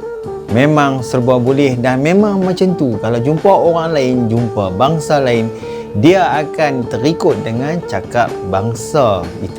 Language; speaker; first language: Malay; native; Malay